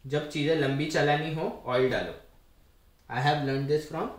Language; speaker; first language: Hindi; non-native, local second language; Marathi